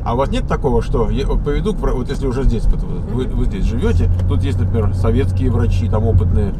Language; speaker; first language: Russian; native; Russian